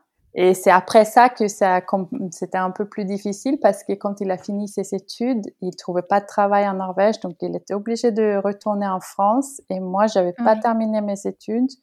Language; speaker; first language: French; non-native, fluent; Norwegian